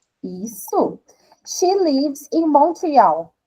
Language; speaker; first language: English; non-native, fluent; Portuguese